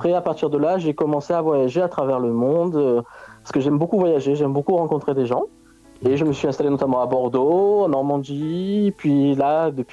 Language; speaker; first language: French; native; French